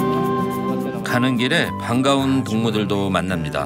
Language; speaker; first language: Korean; native; Korean